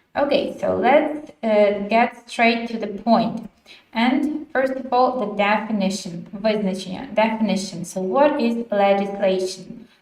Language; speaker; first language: English; non-native, fluent; Ukrainian